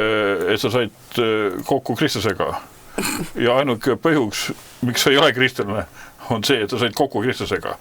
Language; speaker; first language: Estonian; native; Estonian